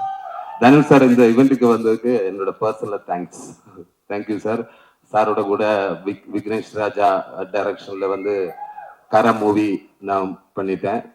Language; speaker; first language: Tamil; non-native, learner; Malayalam